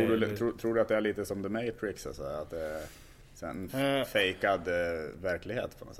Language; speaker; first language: Swedish; native; Swedish